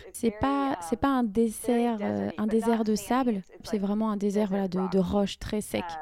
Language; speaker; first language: French; non-native, fluent; English